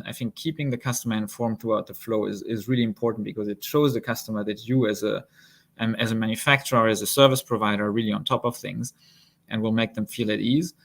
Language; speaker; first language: English; non-native, fluent; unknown